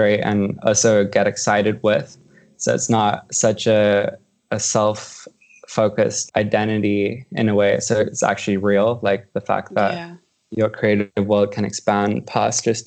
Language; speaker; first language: English; native; English